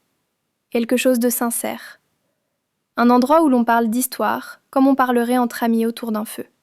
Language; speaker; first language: French; native; French